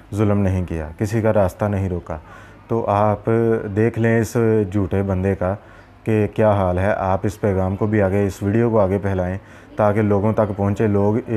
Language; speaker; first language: Urdu; non-native, local second language; Punjabi